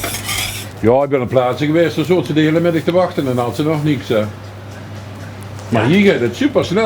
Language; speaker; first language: Dutch; native; Dutch